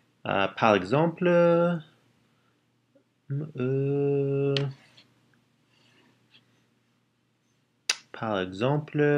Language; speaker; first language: French; non-native, learner; English